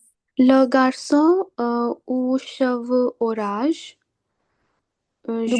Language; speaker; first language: French; non-native, learner; Hindi